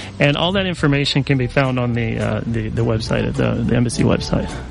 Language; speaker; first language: English; native; English